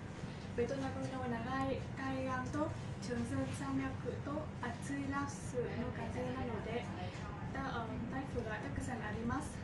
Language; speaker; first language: Japanese; non-native, learner; Vietnamese